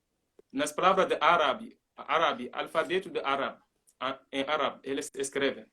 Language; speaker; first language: Portuguese; non-native, learner; Mandingo